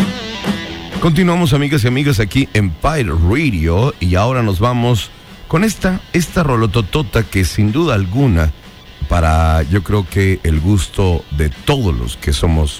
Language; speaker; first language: Spanish; native; Spanish